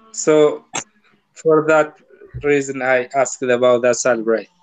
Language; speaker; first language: English; non-native, learner; Kurdish